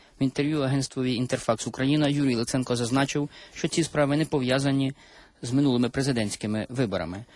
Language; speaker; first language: Ukrainian; native; Ukrainian